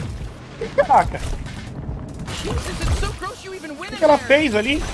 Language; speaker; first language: Portuguese; native; Portuguese